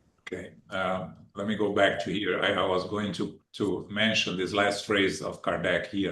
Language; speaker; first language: English; non-native, fluent; Portuguese